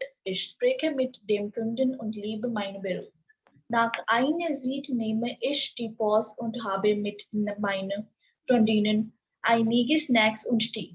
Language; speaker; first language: German; non-native, learner; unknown